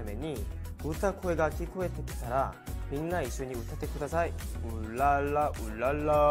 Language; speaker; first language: Japanese; non-native, learner; Korean